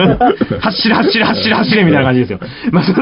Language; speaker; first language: Japanese; native; Japanese